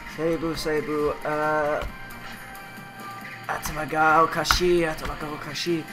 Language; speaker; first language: Japanese; non-native, learner; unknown